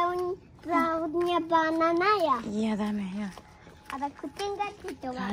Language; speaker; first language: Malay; non-native, learner; Japanese